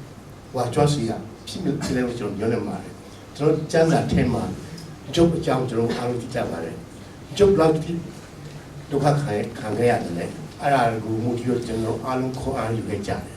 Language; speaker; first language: Burmese; non-native, local second language; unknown